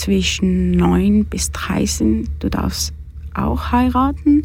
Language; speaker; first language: German; non-native, fluent; Persian